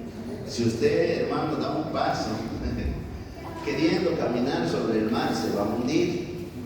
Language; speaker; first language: Spanish; native; Spanish